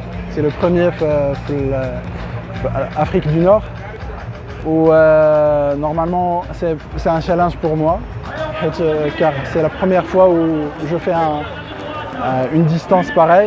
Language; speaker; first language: French; non-native, local second language; Arabic